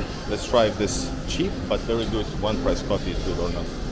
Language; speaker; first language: English; non-native, fluent; Russian